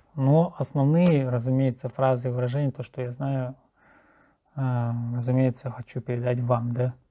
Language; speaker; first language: Russian; native; Russian